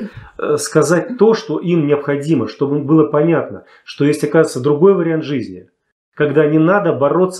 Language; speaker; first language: Russian; native; Russian